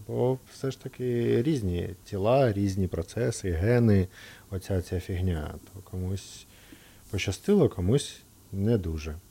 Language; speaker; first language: Ukrainian; native; Ukrainian